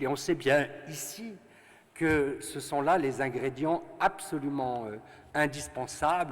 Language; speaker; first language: French; native; French